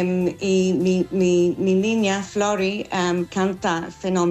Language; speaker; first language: Spanish; non-native, learner; English